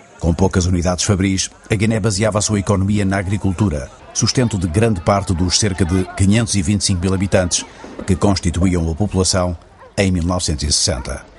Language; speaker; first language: Portuguese; native; Portuguese